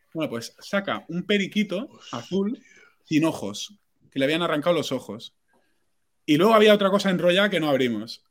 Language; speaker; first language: Spanish; non-native, local second language; Catalan